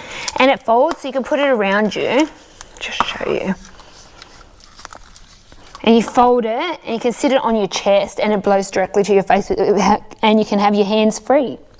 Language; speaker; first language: English; native; English